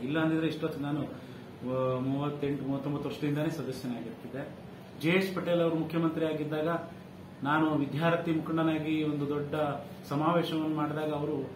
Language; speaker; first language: Kannada; non-native, local second language; Lambadi